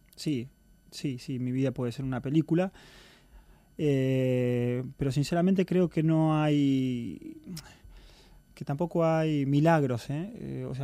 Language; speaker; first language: Spanish; native; Spanish